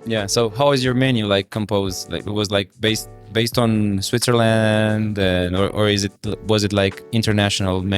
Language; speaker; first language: English; non-native, fluent; Romanian